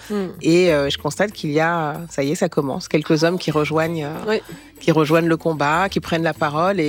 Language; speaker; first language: French; early bilingual, other home language; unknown